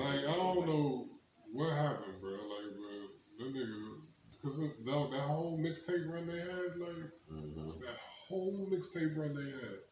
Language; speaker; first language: English; native; English